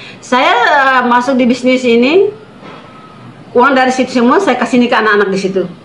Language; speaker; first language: Indonesian; non-native, local second language; Tetum